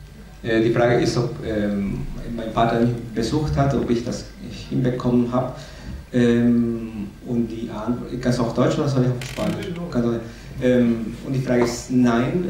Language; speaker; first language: German; non-native, fluent; Spanish